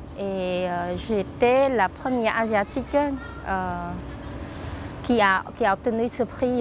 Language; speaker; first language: French; non-native, fluent; Khmer